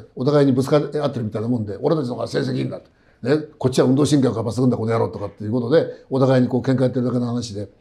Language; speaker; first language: Japanese; native; Japanese